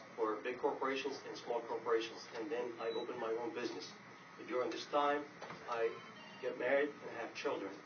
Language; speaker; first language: English; non-native, fluent; Arabic